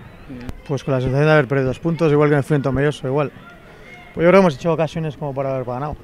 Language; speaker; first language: Spanish; native; Spanish